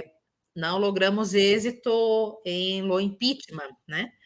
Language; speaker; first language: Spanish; non-native, fluent; Portuguese